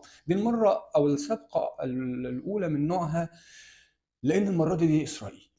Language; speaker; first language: Arabic; native; Arabic